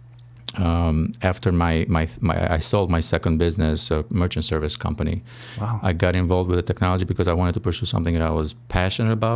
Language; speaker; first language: English; non-native, fluent; Albanian